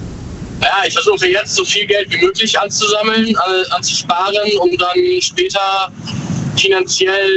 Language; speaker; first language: German; native; German